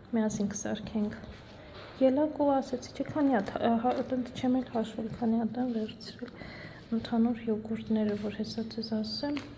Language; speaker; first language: Armenian; native; Armenian